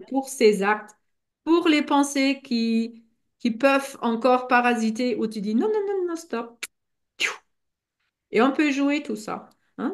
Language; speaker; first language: French; non-native, fluent; German